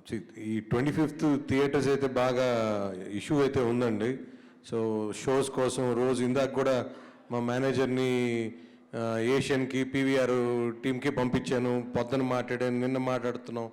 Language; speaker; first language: Telugu; native; Telugu